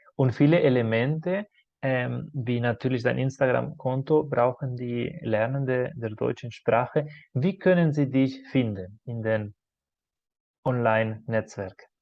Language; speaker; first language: German; non-native, fluent; Spanish